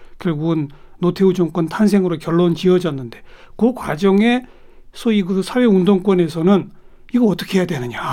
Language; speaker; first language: Korean; native; Korean